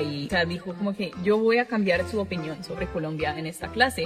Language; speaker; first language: Spanish; non-native, fluent; English